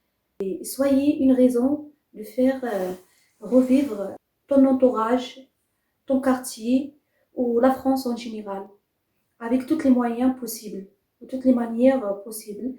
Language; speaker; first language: French; non-native, fluent; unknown